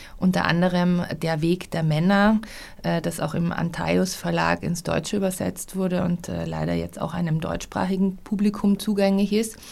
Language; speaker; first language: German; native; German